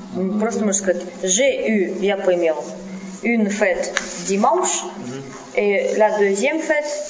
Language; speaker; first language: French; non-native, fluent; Russian